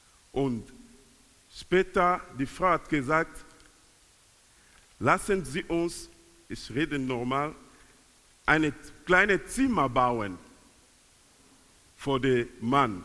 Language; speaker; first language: German; non-native, learner; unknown